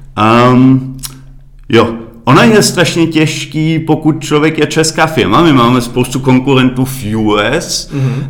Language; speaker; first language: Czech; early bilingual, heritage; Czech